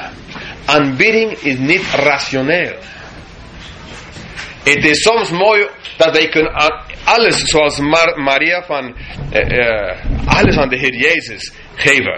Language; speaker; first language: Dutch; non-native, fluent; English